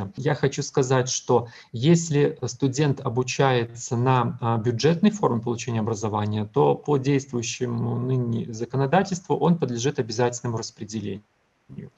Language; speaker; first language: Russian; native; Russian